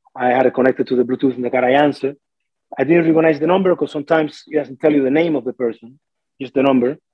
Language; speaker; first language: English; non-native, fluent; Spanish